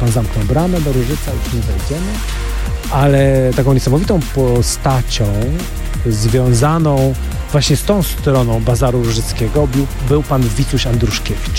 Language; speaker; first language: Polish; native; Polish